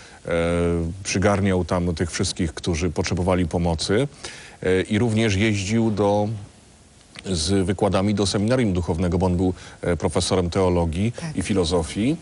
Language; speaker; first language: Polish; native; Polish